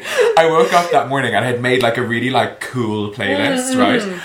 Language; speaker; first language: English; native; English